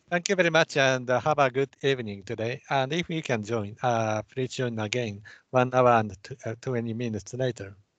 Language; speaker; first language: English; non-native, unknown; Japanese